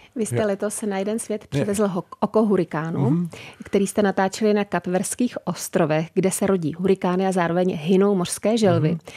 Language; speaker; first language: Czech; native; Czech